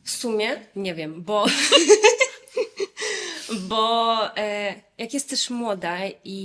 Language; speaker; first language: Polish; non-native, fluent; Russian